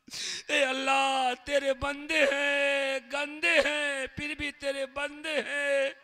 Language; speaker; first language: Hindi; native; Hindi